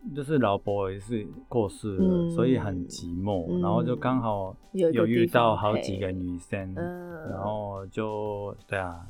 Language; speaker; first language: Chinese; non-native, fluent; Japanese